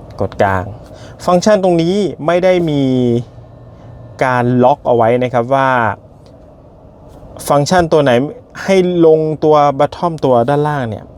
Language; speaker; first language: Thai; native; Thai